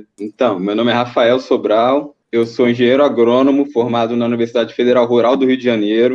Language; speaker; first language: Portuguese; native; Portuguese